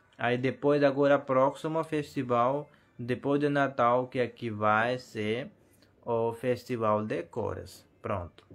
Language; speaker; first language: Portuguese; non-native, learner; Hindi